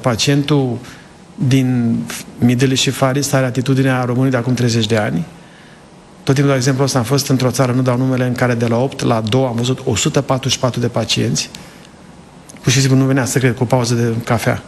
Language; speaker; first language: Romanian; native; Romanian